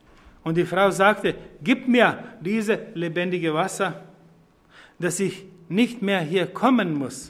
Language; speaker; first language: German; non-native, fluent; Croatian